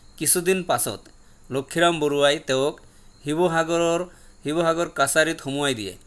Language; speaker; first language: Assamese; non-native, local second language; Bangla